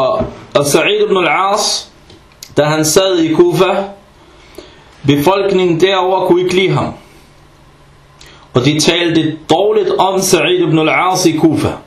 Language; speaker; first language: Danish; early bilingual, other home language; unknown